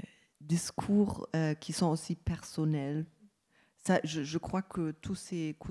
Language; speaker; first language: French; non-native, fluent; German